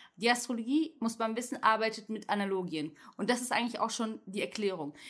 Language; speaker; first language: German; early bilingual, other home language; Turkish